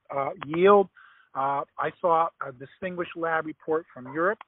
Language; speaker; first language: English; native; English